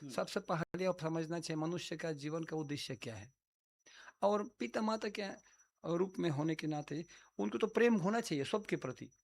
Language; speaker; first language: Hindi; non-native, fluent; Russian